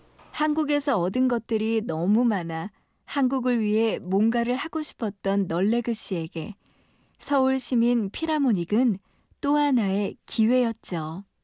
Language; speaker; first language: Korean; native; Korean